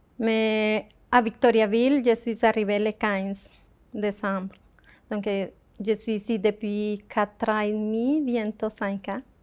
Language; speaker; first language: French; non-native, fluent; Spanish